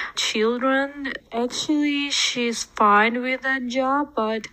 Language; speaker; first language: English; non-native, learner; Ukrainian